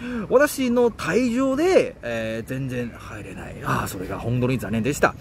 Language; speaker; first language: Japanese; non-native, learner; Chinese